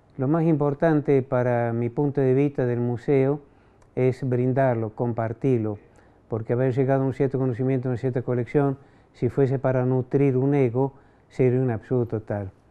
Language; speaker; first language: Spanish; non-native, fluent; French